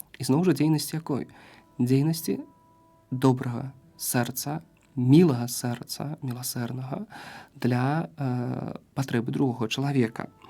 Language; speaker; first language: Belarusian; native; Belarusian